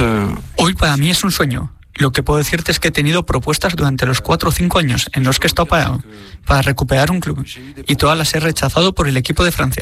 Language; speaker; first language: Spanish; non-native, fluent; French